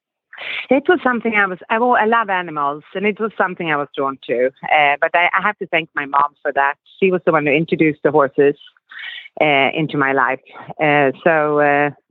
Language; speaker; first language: English; non-native, fluent; Swedish